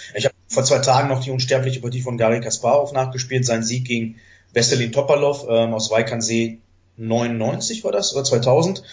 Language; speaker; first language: German; native; German